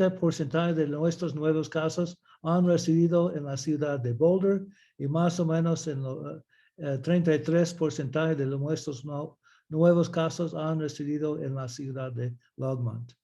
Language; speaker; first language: Spanish; early bilingual, heritage; English